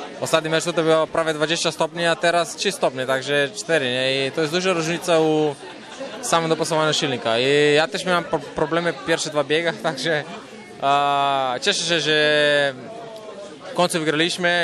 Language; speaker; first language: Polish; non-native, fluent; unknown